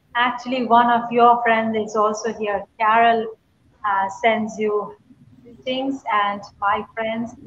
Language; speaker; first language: English; non-native, local second language; Hindi